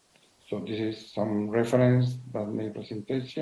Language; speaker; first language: English; non-native, learner; Spanish